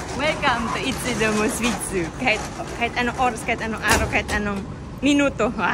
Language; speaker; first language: Filipino; native; Filipino